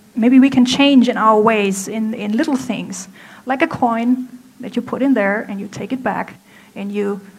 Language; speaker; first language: English; non-native, fluent; German